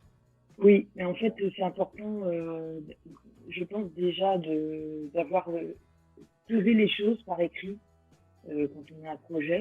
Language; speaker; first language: French; native; French